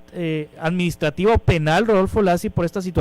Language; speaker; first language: Spanish; native; Spanish